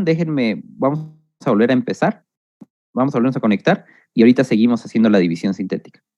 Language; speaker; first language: Spanish; native; Spanish